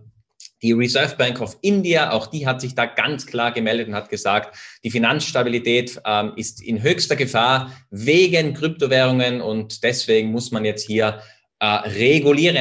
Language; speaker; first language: German; native; German